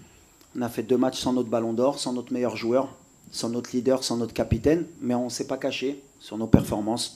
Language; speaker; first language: French; native; French